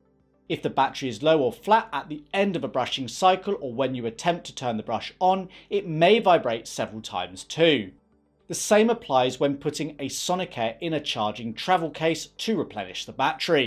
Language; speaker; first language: English; native; English